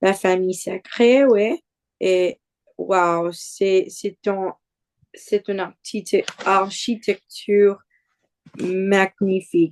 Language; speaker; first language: French; non-native, learner; Spanish